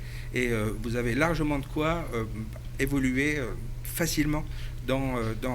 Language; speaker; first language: French; native; French